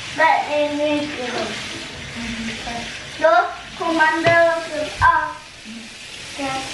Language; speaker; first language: Turkish; early bilingual, heritage; Turkish